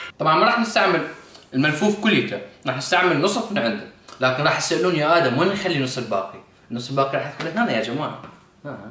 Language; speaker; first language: Arabic; native; Arabic